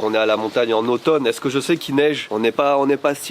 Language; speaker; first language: French; native; French